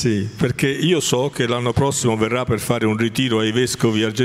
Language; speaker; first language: Italian; native; Italian